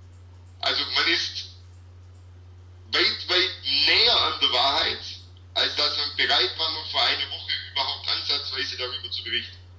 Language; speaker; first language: German; native; German